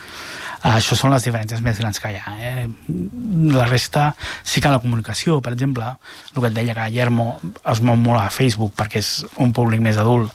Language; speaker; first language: Catalan; native; Catalan